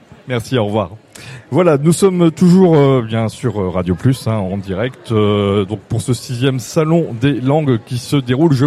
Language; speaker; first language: French; native; French